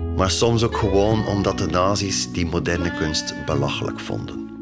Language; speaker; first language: Dutch; native; Dutch